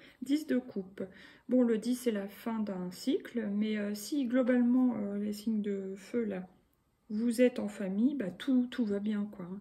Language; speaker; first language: French; native; French